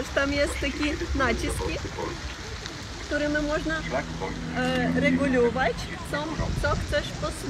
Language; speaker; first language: Polish; non-native, learner; Russian